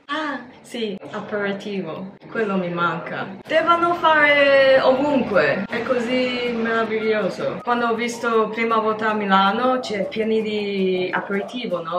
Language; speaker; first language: Italian; non-native, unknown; Chinese